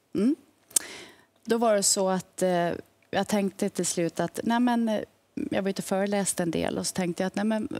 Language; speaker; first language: Swedish; native; Swedish